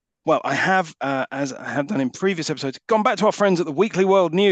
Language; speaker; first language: English; native; English